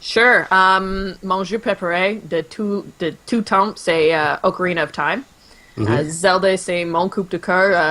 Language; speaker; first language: French; non-native, local second language; English